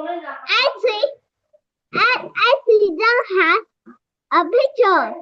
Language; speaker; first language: English; non-native, learner; Vietnamese